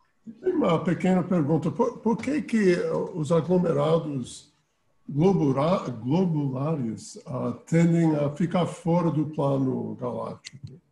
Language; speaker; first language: Portuguese; non-native, fluent; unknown